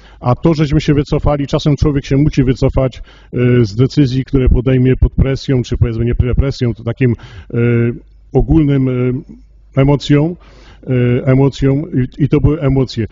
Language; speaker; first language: Polish; native; Polish